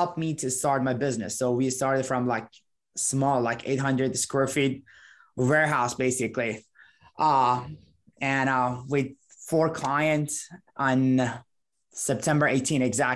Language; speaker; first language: English; non-native, fluent; Persian